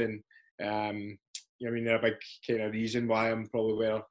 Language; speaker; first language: English; native; English